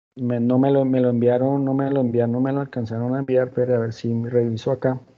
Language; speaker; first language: Spanish; native; Spanish